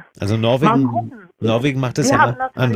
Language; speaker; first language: German; native; German